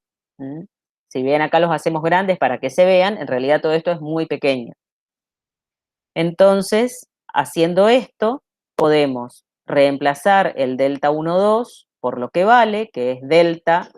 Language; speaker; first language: Spanish; native; Spanish